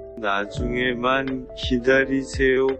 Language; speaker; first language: Korean; non-native, learner; Thai